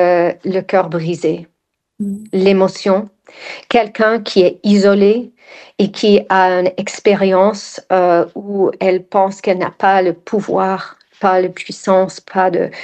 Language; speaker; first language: French; non-native, fluent; English